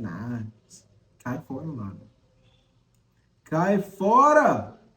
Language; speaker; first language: Portuguese; non-native, learner; English